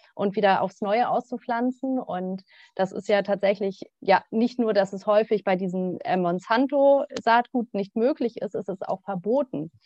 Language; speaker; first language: German; native; German